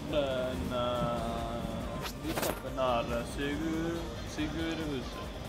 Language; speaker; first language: Norwegian; non-native, learner; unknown